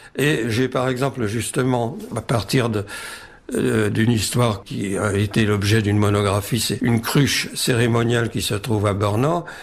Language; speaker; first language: French; non-native, fluent; Czech